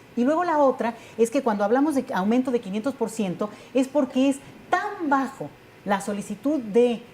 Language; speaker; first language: Spanish; native; Spanish